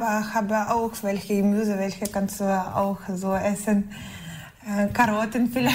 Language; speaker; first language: German; non-native, learner; Ukrainian